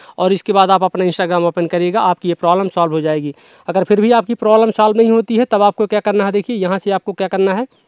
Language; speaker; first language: Hindi; native; Hindi